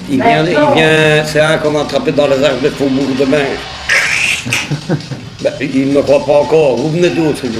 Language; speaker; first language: French; native; French